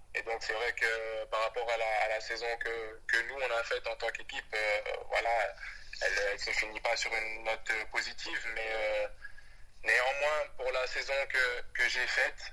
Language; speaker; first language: French; early bilingual, other home language; Wolof